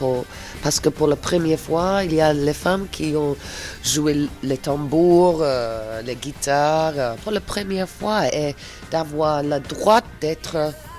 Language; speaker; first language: French; non-native, fluent; English